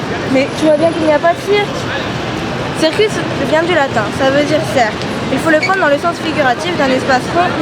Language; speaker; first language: French; native; French